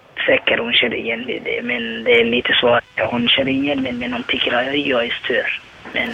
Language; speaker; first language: Swedish; non-native, learner; Somali